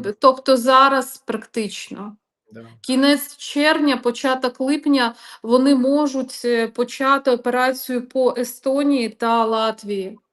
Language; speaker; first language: Ukrainian; non-native, local second language; Russian